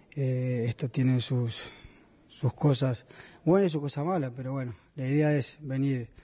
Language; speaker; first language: Spanish; native; Spanish